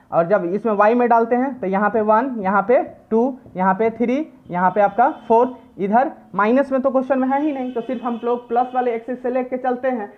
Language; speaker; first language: Hindi; native; Hindi